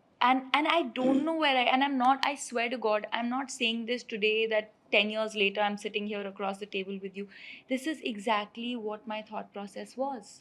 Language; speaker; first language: English; non-native, local second language; Hindi